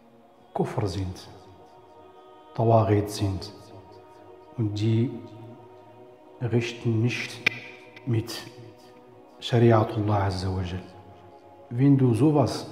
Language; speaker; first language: German; non-native, fluent; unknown